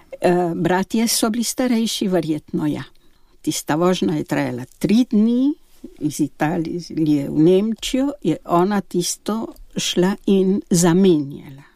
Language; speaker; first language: Slovenian; early bilingual, heritage; Slovenian